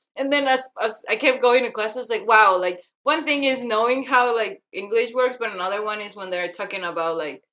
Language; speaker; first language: English; non-native, fluent; Spanish